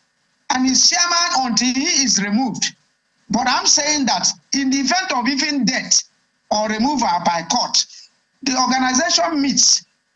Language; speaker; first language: English; non-native, local second language; Igbo